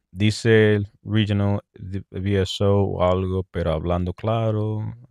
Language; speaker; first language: Spanish; early bilingual, heritage; Spanish